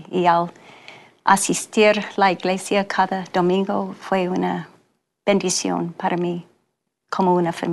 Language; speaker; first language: Spanish; non-native, fluent; English